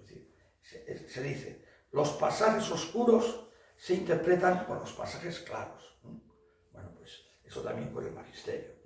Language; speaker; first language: Spanish; native; Spanish